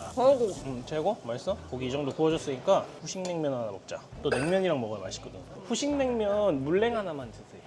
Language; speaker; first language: Korean; native; Korean